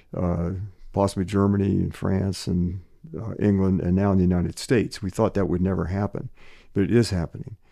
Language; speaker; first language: English; native; English